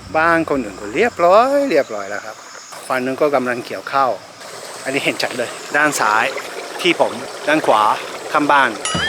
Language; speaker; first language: Thai; non-native, fluent; Japanese